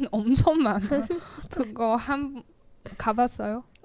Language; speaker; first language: Korean; non-native, fluent; Chinese